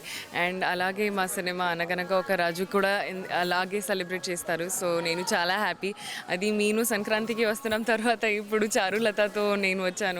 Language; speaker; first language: Telugu; non-native, learner; Hindi